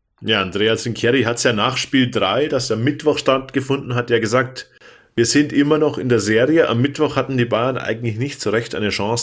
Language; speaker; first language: German; native; German